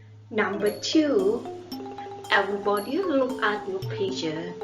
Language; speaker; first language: English; non-native, learner; Thai